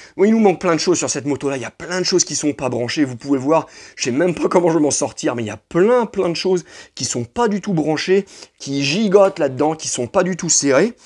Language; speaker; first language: French; native; French